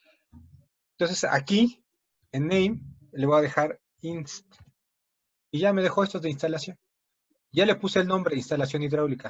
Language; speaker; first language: Spanish; native; Spanish